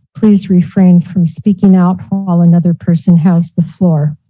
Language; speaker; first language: English; native; English